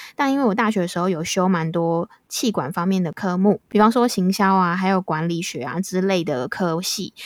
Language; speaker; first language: Chinese; native; Chinese